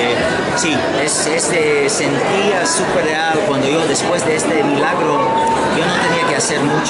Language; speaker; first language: Spanish; non-native, fluent; Hebrew